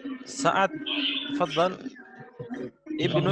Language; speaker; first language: Arabic; non-native, fluent; Indonesian